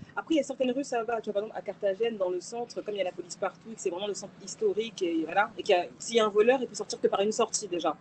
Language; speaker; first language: French; native; French